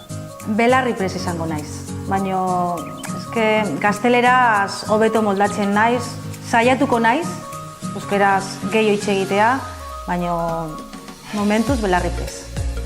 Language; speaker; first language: Basque; non-native, local second language; Spanish